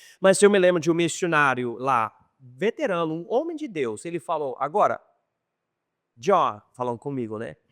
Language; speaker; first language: Portuguese; non-native, fluent; English